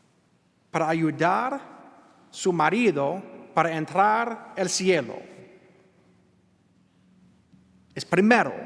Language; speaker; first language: Spanish; non-native, learner; English